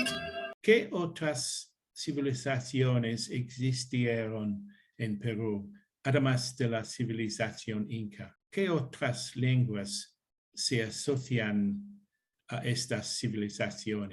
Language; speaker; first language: Spanish; non-native, learner; English